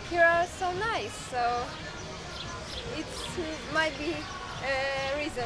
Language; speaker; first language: English; non-native, learner; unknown